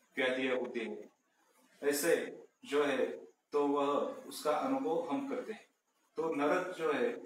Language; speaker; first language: Hindi; non-native, local second language; Marathi